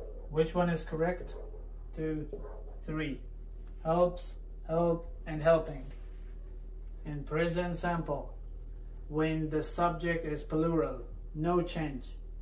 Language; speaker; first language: English; non-native, fluent; Persian